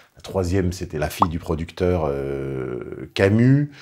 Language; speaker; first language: French; native; French